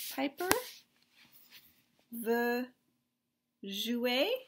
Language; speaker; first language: French; non-native, fluent; English